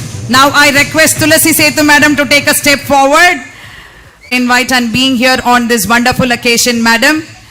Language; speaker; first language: English; non-native, local second language; Tamil